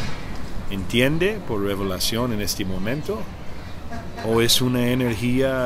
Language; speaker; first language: Spanish; non-native, learner; English